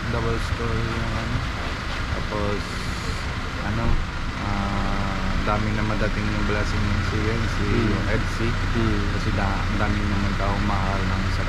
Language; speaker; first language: Filipino; non-native, learner; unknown